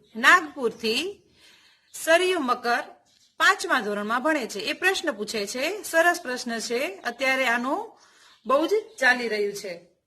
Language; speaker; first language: Gujarati; native; Gujarati